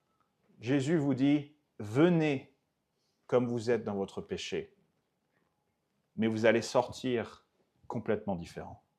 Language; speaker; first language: French; native; French